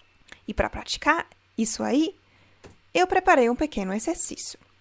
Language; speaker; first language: Portuguese; non-native, fluent; German